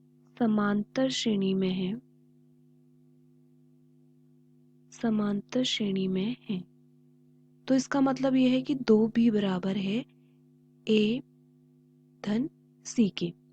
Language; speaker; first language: Hindi; native; Hindi